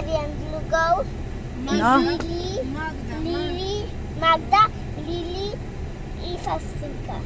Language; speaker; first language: Polish; early bilingual, heritage; Polish